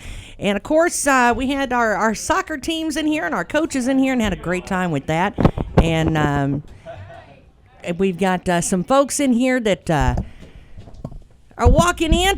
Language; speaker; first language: English; native; English